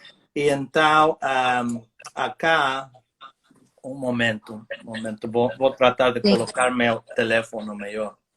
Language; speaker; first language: Portuguese; non-native, fluent; English